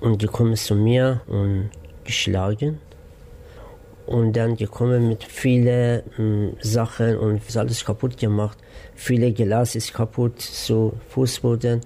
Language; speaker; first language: German; non-native, learner; Persian